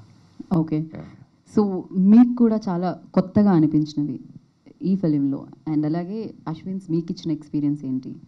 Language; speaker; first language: Telugu; native; Telugu